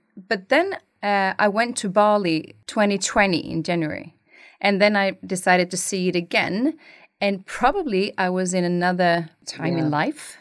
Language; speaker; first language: English; non-native, fluent; Swedish